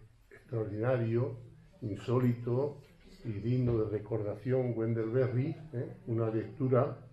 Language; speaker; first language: Spanish; native; Spanish